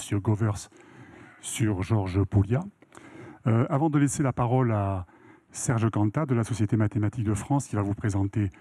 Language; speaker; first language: French; native; French